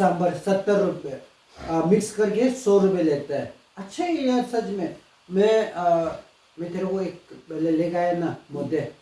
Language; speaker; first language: Hindi; non-native, local second language; Tibetan